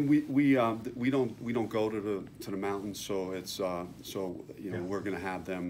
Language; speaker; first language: English; native; English